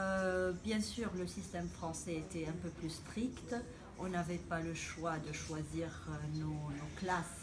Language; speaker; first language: French; non-native, local second language; Arabic